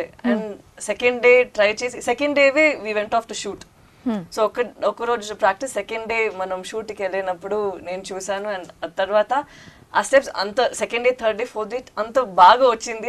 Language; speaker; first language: Telugu; non-native, learner; Tamil